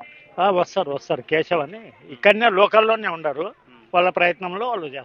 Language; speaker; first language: Telugu; native; Telugu